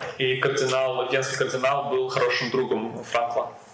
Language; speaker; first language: Russian; native; Russian